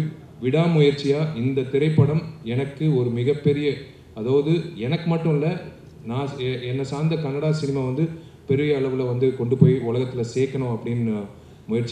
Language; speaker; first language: Tamil; native; Tamil